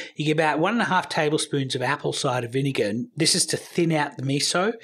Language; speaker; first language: English; native; English